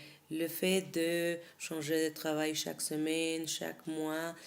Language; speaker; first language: French; non-native, fluent; Spanish